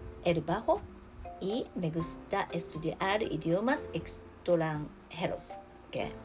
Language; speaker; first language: Spanish; non-native, learner; Japanese